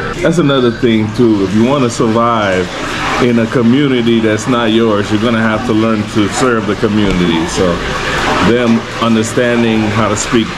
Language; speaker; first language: English; native; English